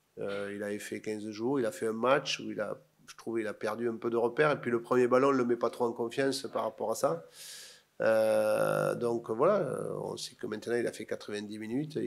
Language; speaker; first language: French; native; French